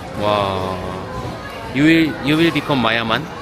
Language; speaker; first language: English; non-native, learner; Korean